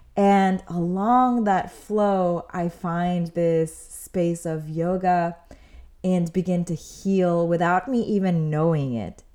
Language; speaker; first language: English; early bilingual, other home language; Spanish